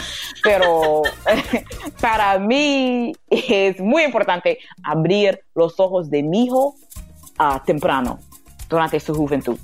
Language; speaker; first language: Spanish; non-native, learner; English